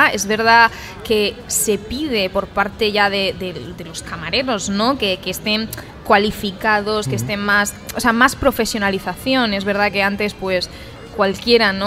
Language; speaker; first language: Spanish; native; Spanish